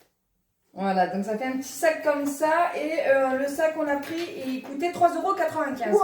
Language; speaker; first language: French; native; French